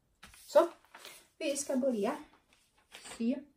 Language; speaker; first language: Swedish; non-native, learner; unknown